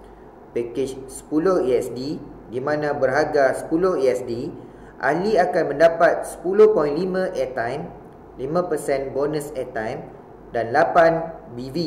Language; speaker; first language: Malay; native; Malay